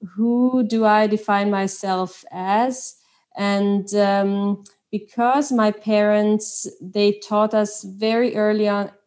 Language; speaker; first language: English; non-native, fluent; Swiss German